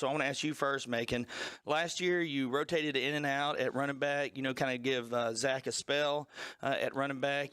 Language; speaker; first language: English; native; English